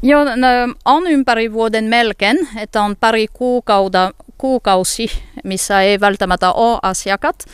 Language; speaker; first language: Finnish; non-native, learner; French